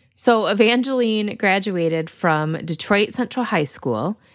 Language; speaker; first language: English; native; English